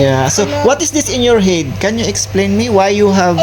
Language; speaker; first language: English; non-native, learner; Filipino